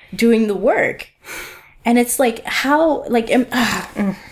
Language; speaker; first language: English; native; English